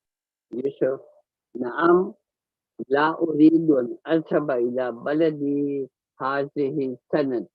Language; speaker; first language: Arabic; non-native, learner; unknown